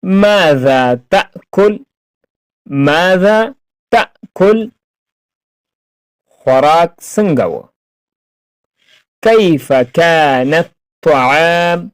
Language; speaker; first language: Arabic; non-native, fluent; Pashto